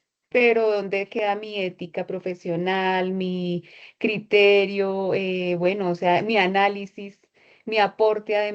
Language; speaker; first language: Spanish; native; Spanish